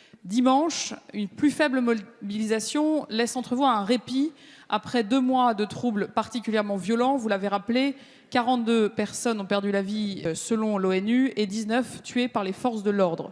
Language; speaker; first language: French; native; French